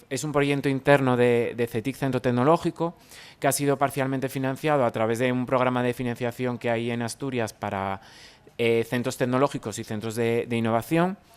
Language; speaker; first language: Spanish; native; Spanish